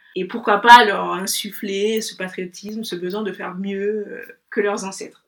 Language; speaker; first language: French; non-native, local second language; Bambara